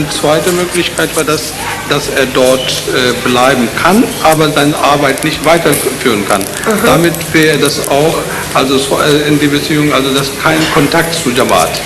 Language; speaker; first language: German; non-native, learner; Urdu